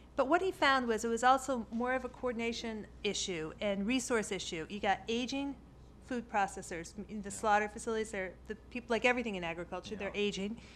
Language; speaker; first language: English; native; English